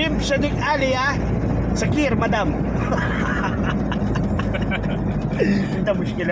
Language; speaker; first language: Arabic; non-native, learner; Filipino